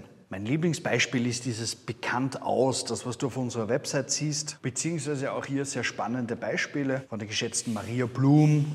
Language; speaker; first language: German; native; German